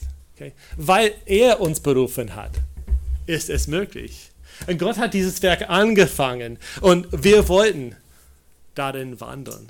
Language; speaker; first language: German; non-native, fluent; English